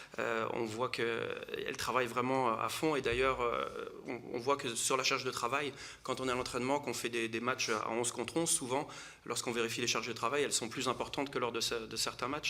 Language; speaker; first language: French; native; French